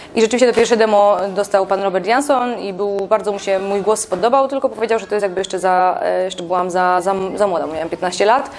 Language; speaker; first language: Polish; native; Polish